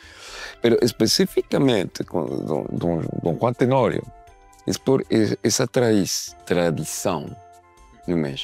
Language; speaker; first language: Portuguese; non-native, learner; Spanish